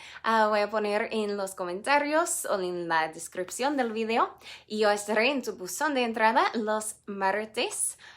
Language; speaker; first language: Spanish; non-native, fluent; English